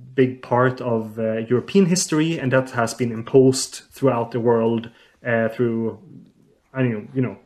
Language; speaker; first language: English; non-native, fluent; Swedish